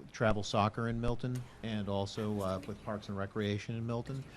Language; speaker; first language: English; native; English